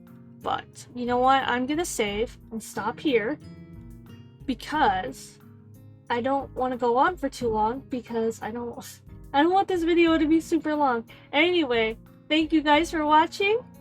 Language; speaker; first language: English; native; English